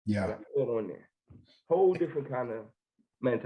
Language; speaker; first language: English; native; English